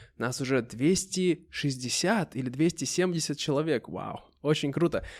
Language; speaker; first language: Russian; native; Russian